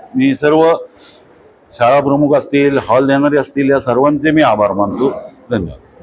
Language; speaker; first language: Marathi; native; Marathi